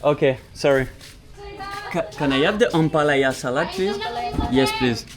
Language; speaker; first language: English; non-native, learner; French